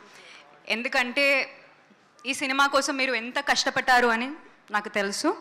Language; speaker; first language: Telugu; non-native, learner; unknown